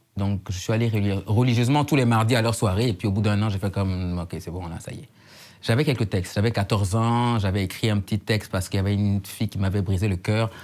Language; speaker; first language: French; native; French